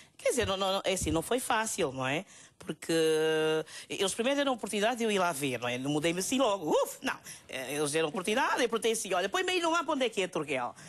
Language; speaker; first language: Portuguese; native; Portuguese